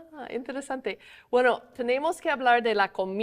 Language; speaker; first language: Spanish; non-native, fluent; English